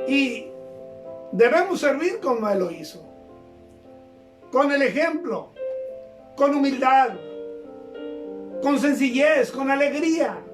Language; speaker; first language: Spanish; native; Spanish